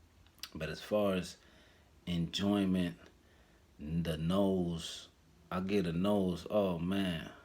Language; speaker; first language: English; native; English